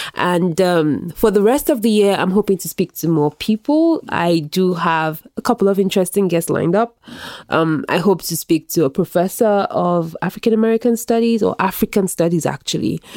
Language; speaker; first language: English; non-native, local second language; Yoruba